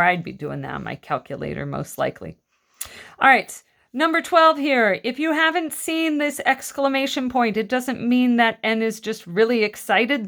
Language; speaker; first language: English; native; English